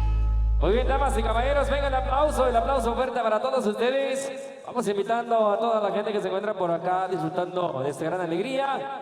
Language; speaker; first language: Spanish; native; Spanish